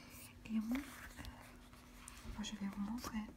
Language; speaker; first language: French; non-native, fluent; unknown